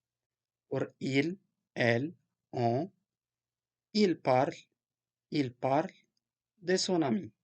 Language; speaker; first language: French; non-native, local second language; Arabic